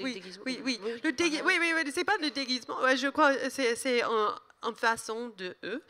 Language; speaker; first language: French; non-native, learner; English